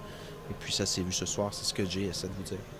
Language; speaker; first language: French; native; French